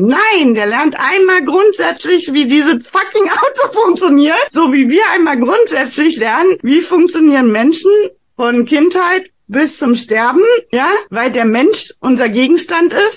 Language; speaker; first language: German; native; German